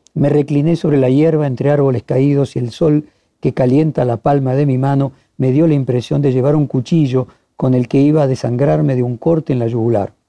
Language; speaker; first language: Spanish; native; Spanish